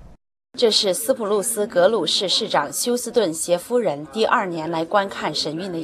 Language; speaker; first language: Chinese; native; Chinese